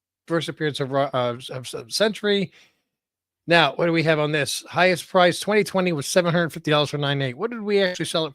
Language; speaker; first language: English; native; English